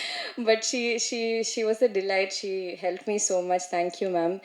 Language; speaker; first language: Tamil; non-native, learner; Malayalam